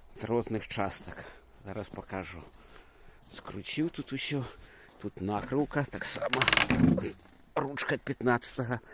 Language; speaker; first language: Belarusian; native; Belarusian